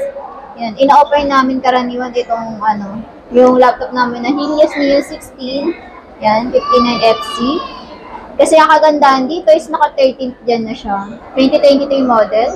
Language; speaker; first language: Filipino; native; Filipino